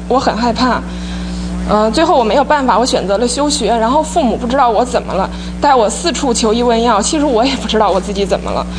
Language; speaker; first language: Chinese; native; Chinese